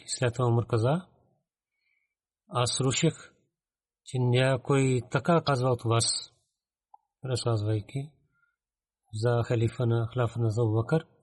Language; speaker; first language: Bulgarian; non-native, fluent; Urdu